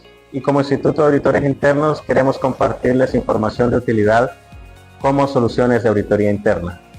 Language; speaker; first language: Spanish; native; Spanish